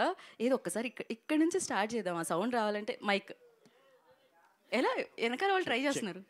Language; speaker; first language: Telugu; native; Telugu